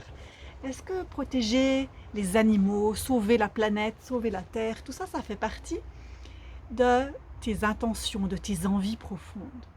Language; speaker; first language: French; native; French